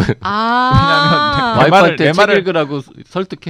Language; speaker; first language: Korean; native; Korean